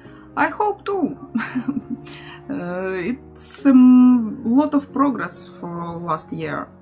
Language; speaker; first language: English; non-native, learner; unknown